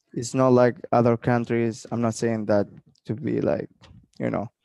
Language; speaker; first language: English; non-native, fluent; Arabic